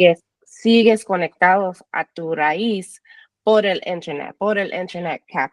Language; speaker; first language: Spanish; early bilingual, heritage; English